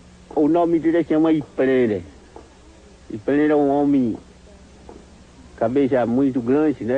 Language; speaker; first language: Portuguese; non-native, local second language; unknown